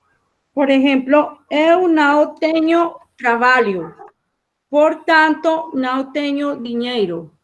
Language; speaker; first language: Portuguese; non-native, learner; Spanish